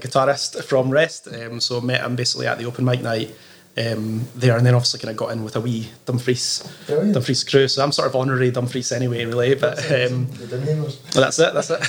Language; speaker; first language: English; native; English